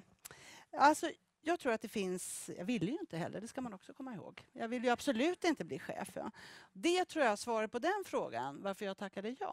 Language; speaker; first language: Swedish; native; Swedish